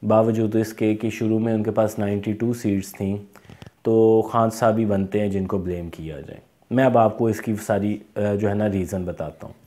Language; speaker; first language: Urdu; non-native, local second language; Punjabi